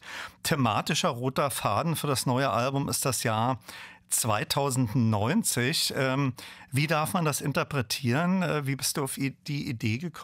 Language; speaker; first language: German; native; German